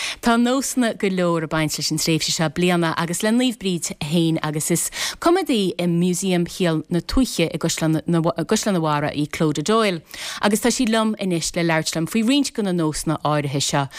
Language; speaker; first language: Irish; native; Irish